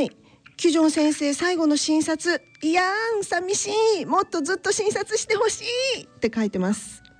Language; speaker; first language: Japanese; native; Japanese